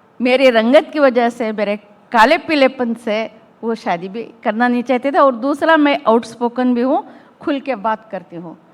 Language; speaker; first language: Hindi; non-native, local second language; Urdu